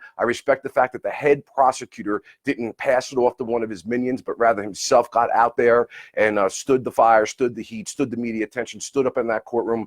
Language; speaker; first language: English; native; English